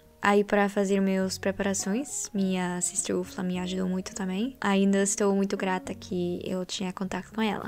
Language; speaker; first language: Portuguese; non-native, learner; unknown